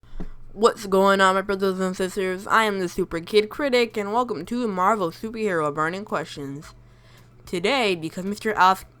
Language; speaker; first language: English; native; English